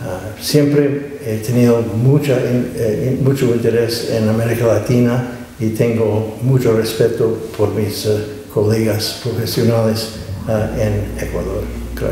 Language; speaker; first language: Spanish; non-native, fluent; English